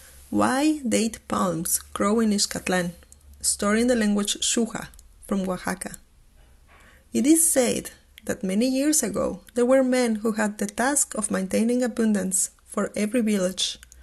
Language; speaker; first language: English; non-native, fluent; Spanish